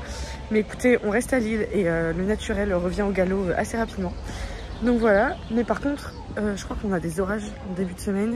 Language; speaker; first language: French; native; French